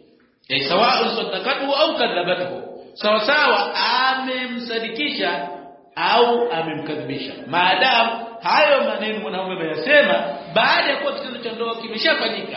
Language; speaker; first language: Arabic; non-native, fluent; Swahili